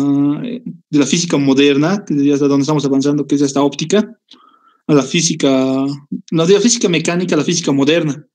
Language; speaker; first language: Spanish; native; Spanish